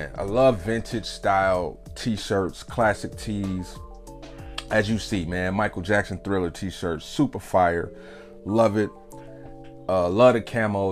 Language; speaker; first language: English; native; English